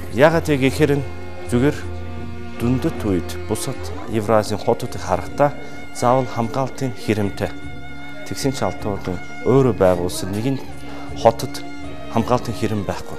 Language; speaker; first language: Mongolian; non-native, fluent; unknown